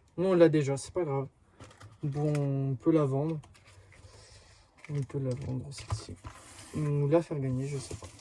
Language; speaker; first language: French; native; French